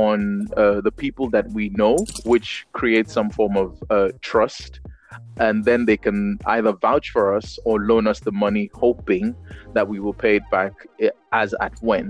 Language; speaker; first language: English; non-native, local second language; Yoruba